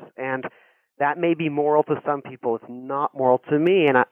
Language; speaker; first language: English; native; English